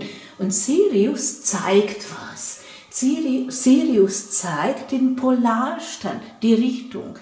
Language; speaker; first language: German; non-native, fluent; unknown